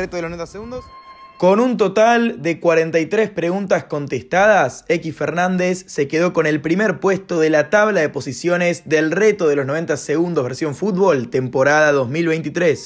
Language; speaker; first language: Spanish; native; Spanish